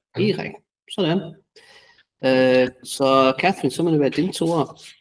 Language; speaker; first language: Danish; native; Danish